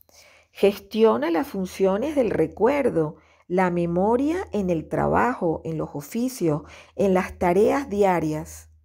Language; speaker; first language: Spanish; native; Spanish